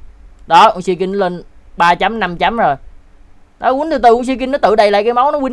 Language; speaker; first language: Vietnamese; native; Vietnamese